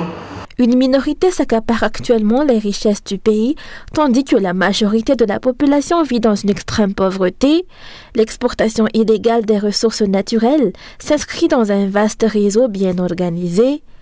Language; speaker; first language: French; non-native, local second language; Malagasy